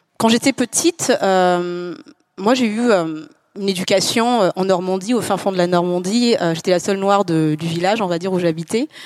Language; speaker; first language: French; native; French